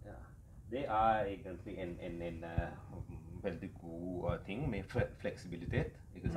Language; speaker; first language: Norwegian; non-native, learner; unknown